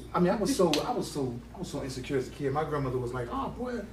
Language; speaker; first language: English; native; English